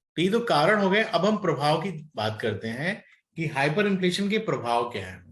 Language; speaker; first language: Hindi; native; Hindi